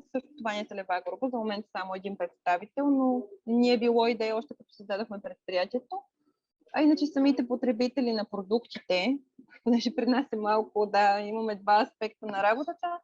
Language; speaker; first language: Bulgarian; native; Bulgarian